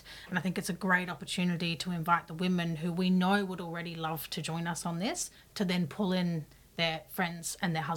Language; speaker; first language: English; native; English